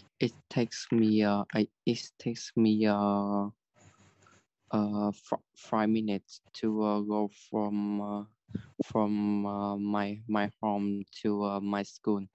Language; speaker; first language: English; non-native, learner; Vietnamese